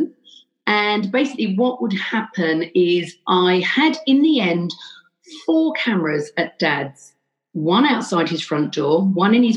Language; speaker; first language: English; native; English